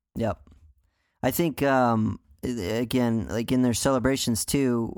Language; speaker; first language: English; native; English